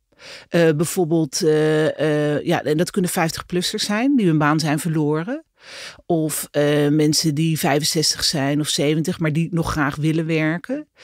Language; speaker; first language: Dutch; native; Dutch